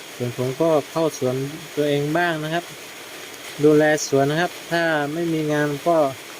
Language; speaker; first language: Thai; native; Thai